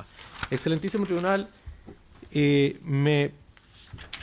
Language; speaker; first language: Spanish; native; Spanish